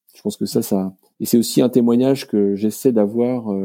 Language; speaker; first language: French; native; French